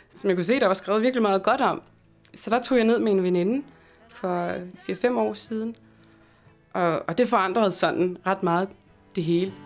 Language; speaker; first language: Danish; native; Danish